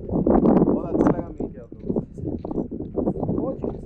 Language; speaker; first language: Hindi; non-native, local second language; Bangla